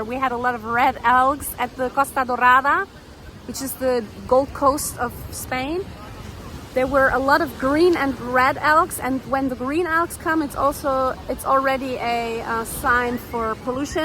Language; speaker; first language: English; non-native, fluent; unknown